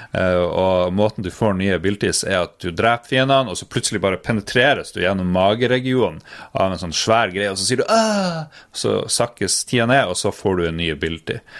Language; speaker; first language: Norwegian; native; Norwegian